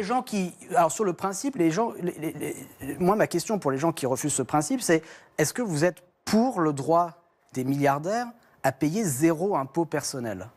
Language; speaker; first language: French; native; French